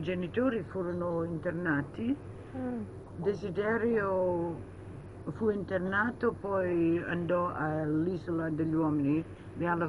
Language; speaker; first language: Italian; early bilingual, heritage; Italian